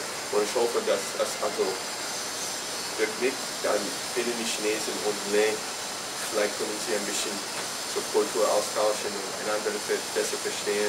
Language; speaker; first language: German; non-native, fluent; English